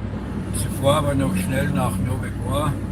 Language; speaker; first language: German; native; German